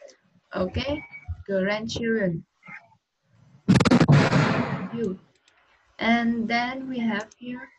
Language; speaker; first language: English; non-native, learner; Vietnamese